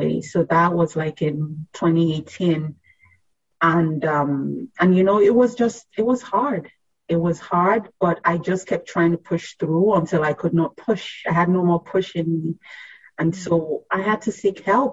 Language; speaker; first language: English; non-native, local second language; Yoruba